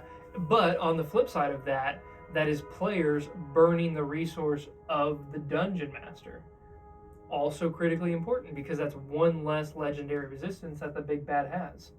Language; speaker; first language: English; native; English